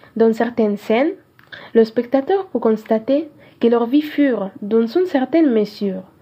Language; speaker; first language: French; non-native, fluent; Spanish